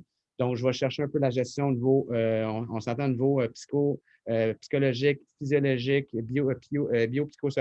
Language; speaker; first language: French; native; French